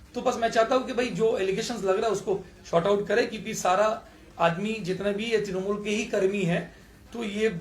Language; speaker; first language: Hindi; non-native, local second language; Bangla